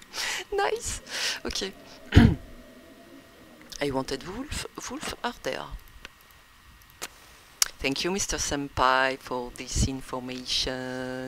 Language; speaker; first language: English; non-native, learner; French